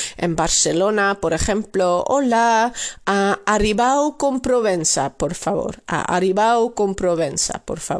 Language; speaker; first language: Spanish; non-native, fluent; Dutch